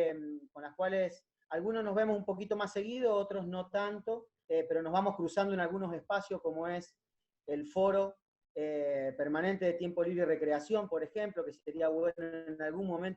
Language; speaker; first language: Spanish; native; Spanish